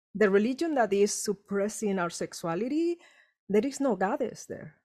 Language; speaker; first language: English; non-native, fluent; Spanish